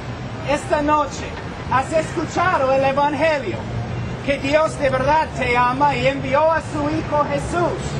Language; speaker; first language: Spanish; non-native, fluent; English